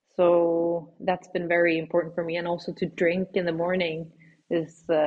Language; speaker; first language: English; non-native, fluent; Swedish